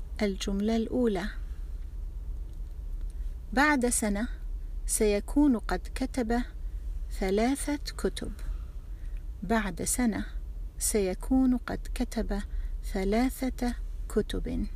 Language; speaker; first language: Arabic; non-native, fluent; English